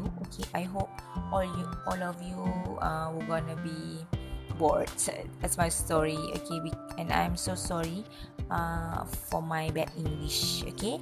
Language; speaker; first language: English; non-native, learner; Malay